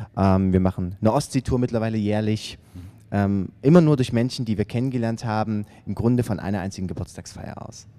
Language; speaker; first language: German; native; German